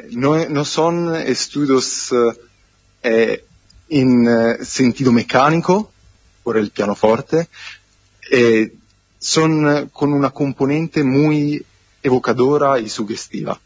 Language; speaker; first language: Spanish; non-native, learner; Italian